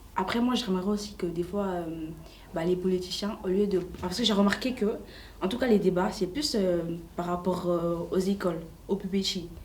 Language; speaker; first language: French; native; French